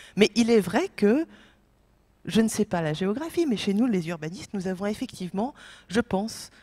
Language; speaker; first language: French; non-native, fluent; Polish